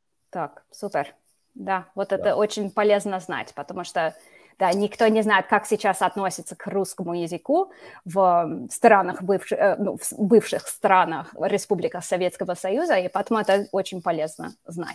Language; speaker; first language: Russian; non-native, fluent; English